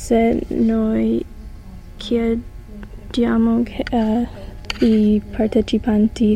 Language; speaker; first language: Italian; non-native, learner; English